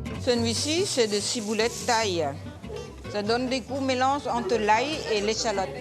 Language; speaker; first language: French; non-native, fluent; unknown